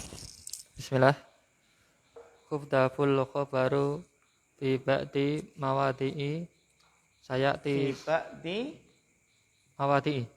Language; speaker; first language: Arabic; non-native, learner; Indonesian